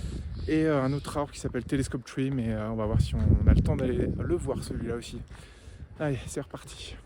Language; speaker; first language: French; native; French